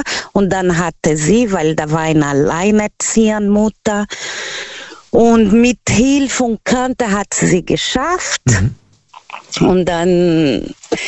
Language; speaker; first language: German; non-native, fluent; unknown